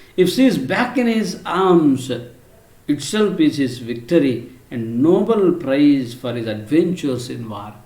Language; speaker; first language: English; non-native, local second language; Kannada